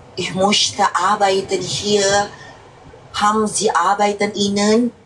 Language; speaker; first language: German; non-native, learner; Indonesian